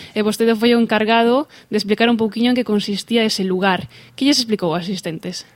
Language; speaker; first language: Galician; native; Galician